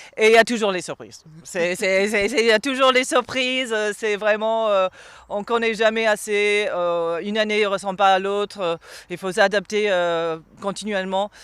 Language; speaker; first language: French; non-native, fluent; English